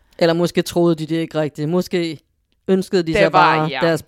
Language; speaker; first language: Danish; native; Danish